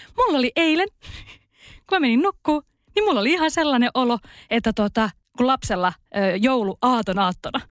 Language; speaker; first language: Finnish; native; Finnish